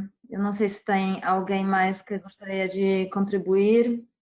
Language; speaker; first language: Portuguese; non-native, fluent; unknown